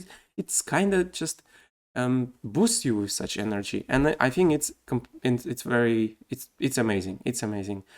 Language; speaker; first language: English; non-native, fluent; Russian